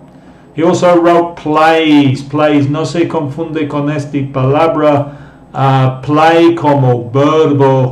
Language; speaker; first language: Spanish; non-native, fluent; English